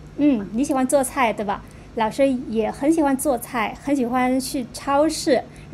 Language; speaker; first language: Chinese; non-native, fluent; Vietnamese